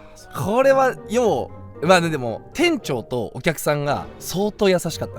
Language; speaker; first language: Japanese; native; Japanese